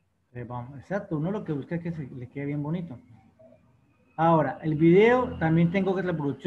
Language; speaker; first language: Spanish; native; Spanish